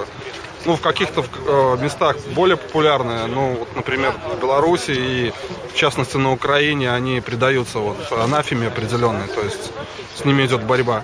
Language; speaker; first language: Russian; native; Russian